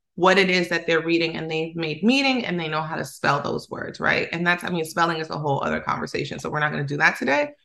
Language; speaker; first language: English; non-native, fluent; Spanish